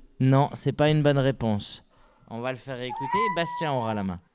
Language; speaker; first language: French; native; French